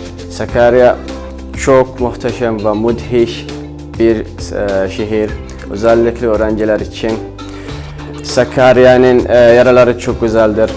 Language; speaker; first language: Turkish; non-native, learner; Arabic